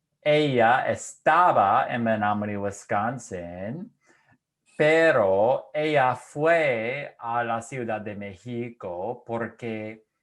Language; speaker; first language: Spanish; non-native, fluent; English